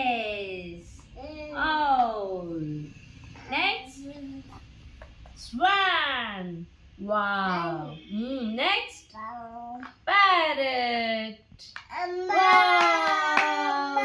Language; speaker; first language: English; non-native, local second language; Telugu